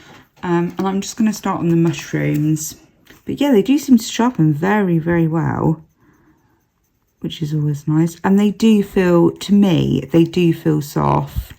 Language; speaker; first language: English; native; English